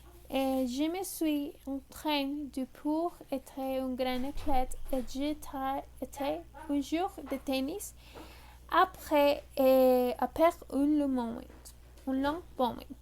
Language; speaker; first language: French; non-native, learner; Spanish